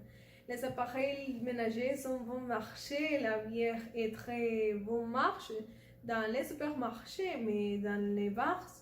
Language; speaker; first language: French; non-native, learner; Spanish